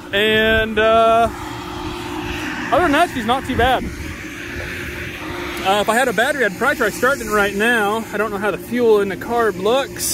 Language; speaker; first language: English; native; English